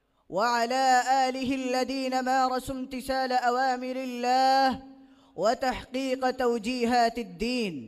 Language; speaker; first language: Arabic; non-native, learner; Bangla